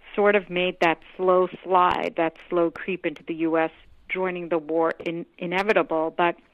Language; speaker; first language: English; non-native, local second language; Hindi